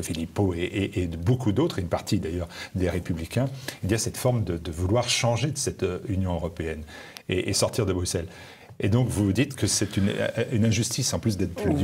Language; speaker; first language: French; native; French